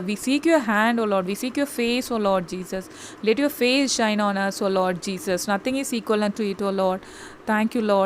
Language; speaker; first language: English; non-native, local second language; Tamil